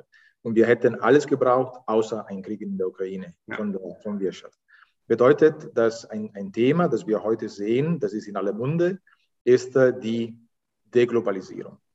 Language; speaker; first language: German; non-native, fluent; Italian